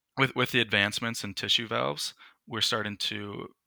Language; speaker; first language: English; native; English